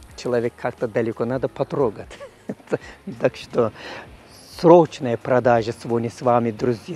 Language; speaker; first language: Russian; non-native, learner; Turkish